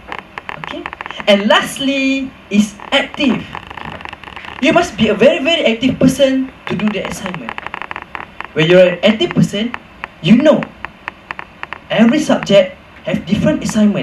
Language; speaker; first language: English; non-native, local second language; Malay